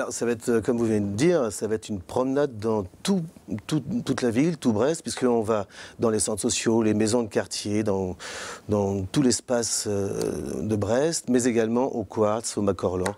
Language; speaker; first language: French; native; French